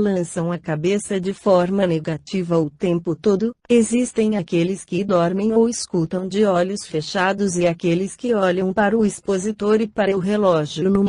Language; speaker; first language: Portuguese; native; Portuguese